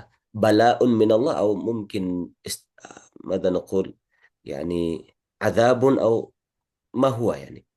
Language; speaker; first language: Arabic; non-native, learner; Indonesian